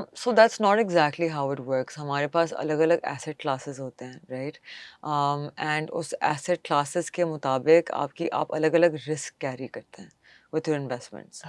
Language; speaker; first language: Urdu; non-native, local second language; English